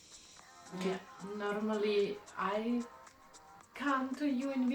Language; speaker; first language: English; non-native, fluent; German